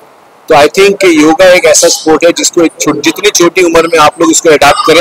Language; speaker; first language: Hindi; native; Hindi